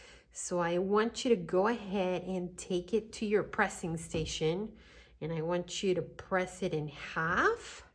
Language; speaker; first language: English; native; English